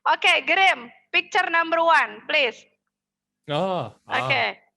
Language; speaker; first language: English; non-native, fluent; Indonesian